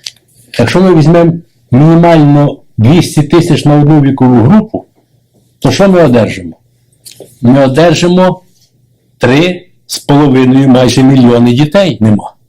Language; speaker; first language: Ukrainian; native; Ukrainian